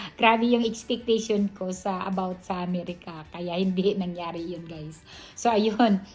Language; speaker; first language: Filipino; non-native, local second language; Cebuano